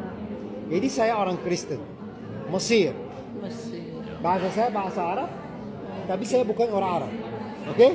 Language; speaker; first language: Indonesian; non-native, fluent; Arabic